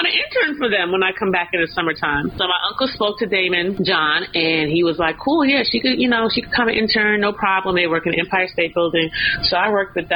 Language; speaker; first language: English; native; English